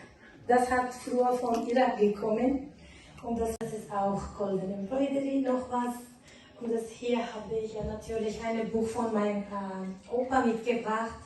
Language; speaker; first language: German; non-native, learner; Tajik